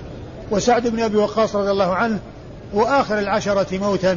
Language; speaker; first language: Arabic; native; Arabic